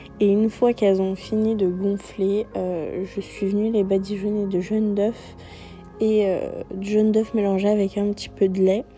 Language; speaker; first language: French; early bilingual, other home language; Arabic